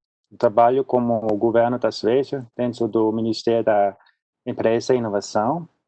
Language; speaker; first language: Portuguese; non-native, fluent; Swedish